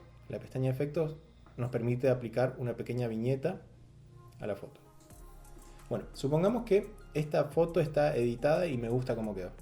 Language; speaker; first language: Spanish; native; Spanish